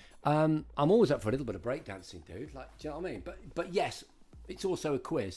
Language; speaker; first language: English; native; English